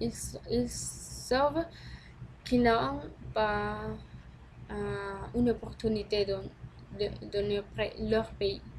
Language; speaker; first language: French; non-native, learner; Spanish